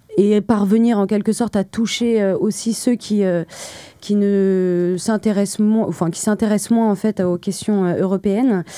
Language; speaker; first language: French; native; French